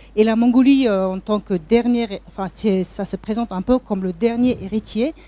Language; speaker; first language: French; non-native, fluent; Mongolian